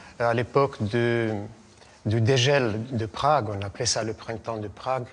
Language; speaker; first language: French; non-native, fluent; Russian